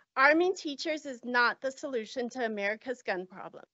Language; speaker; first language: English; native; English